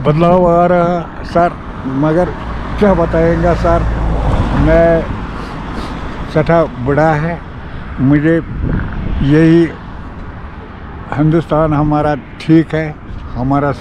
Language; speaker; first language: Hindi; non-native, local second language; Kashmiri